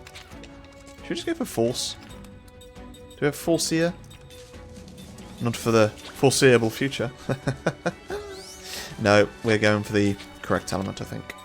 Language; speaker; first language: English; native; English